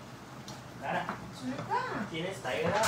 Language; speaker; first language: Spanish; early bilingual, heritage; Spanish